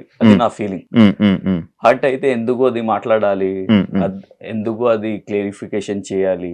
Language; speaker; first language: Telugu; non-native, learner; Hindi